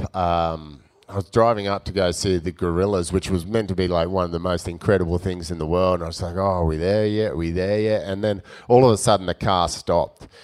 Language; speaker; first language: English; native; English